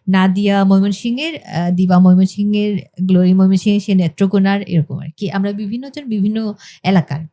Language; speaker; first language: Bangla; non-native, local second language; Garo